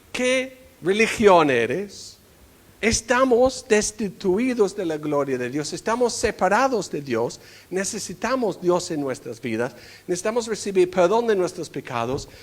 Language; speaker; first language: Spanish; non-native, fluent; English